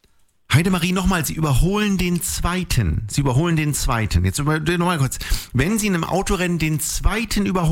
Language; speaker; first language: German; native; German